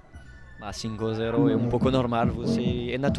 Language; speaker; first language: Portuguese; non-native, learner; French